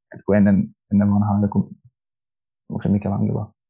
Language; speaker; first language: Finnish; early bilingual, other home language; Russian